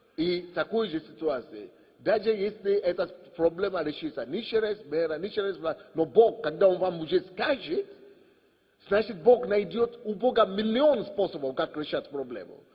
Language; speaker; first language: Russian; non-native, fluent; Yoruba